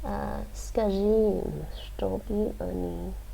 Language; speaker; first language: Russian; non-native, learner; English